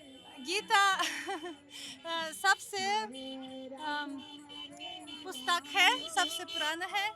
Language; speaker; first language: Hindi; non-native, learner; Russian